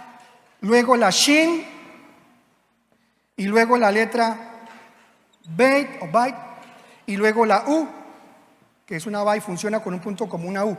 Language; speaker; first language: Spanish; native; Spanish